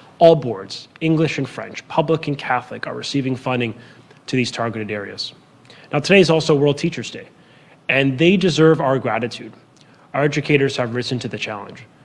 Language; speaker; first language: English; native; English